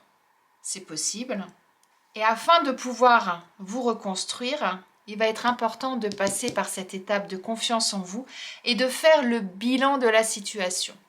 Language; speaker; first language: French; native; French